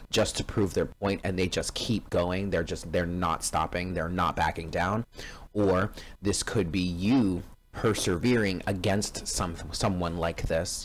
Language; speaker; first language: English; native; English